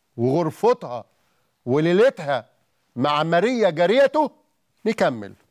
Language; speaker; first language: Arabic; native; Arabic